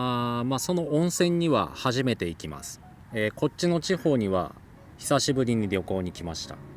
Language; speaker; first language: Japanese; native; Japanese